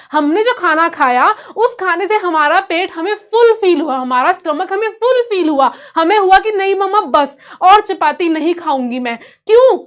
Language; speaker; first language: Hindi; native; Hindi